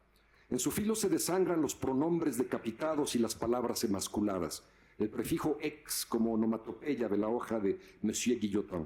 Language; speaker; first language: Spanish; native; Spanish